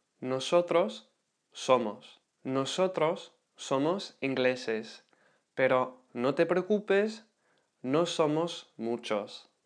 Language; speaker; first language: Spanish; non-native, fluent; English